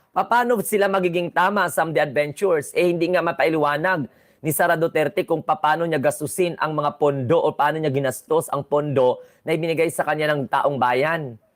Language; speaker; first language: Filipino; non-native, local second language; Cebuano